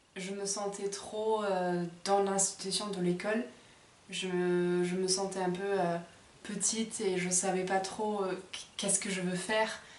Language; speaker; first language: French; non-native, fluent; German